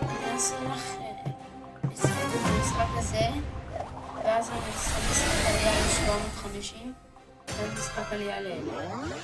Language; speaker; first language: Hebrew; native; Hebrew